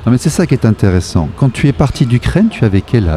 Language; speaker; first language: French; native; French